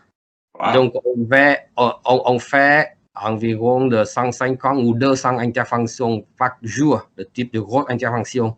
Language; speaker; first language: French; non-native, learner; Vietnamese